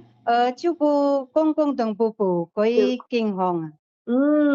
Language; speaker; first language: Cantonese; non-native, learner; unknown